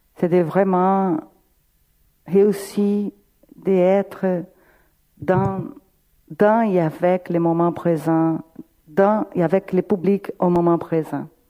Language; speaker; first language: French; non-native, fluent; Portuguese